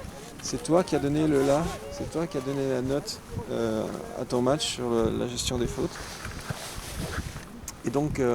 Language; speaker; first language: French; native; French